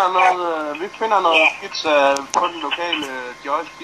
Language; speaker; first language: Danish; native; Danish